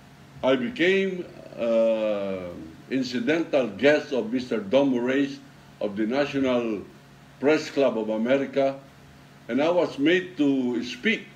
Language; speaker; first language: English; non-native, local second language; Filipino